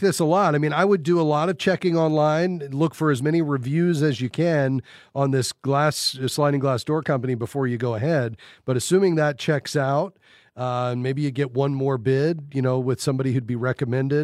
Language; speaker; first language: English; native; English